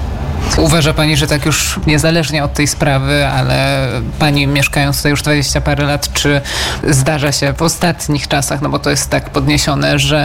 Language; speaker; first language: Polish; native; Polish